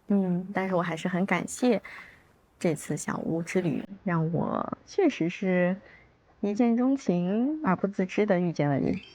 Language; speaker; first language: Chinese; native; Chinese